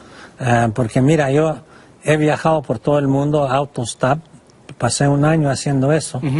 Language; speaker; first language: Spanish; non-native, fluent; English